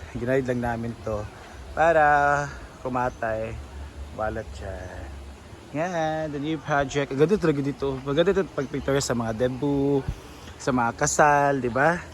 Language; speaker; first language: Filipino; non-native, local second language; Cebuano